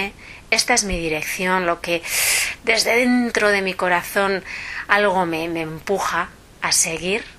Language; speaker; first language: Spanish; native; Spanish